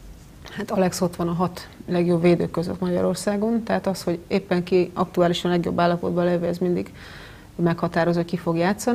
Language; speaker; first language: Hungarian; native; Hungarian